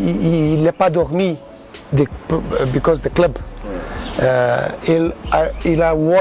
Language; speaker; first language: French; non-native, learner; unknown